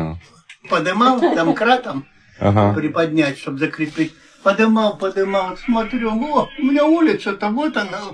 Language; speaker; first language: Russian; native; Russian